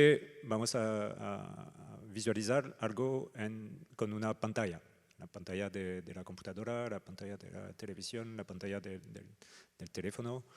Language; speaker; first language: Spanish; non-native, fluent; French